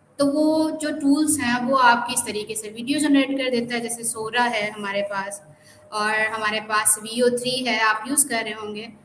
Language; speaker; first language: Urdu; non-native, local second language; Sindhi